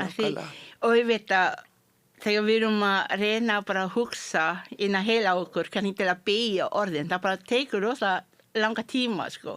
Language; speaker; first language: Icelandic; non-native, fluent; Malay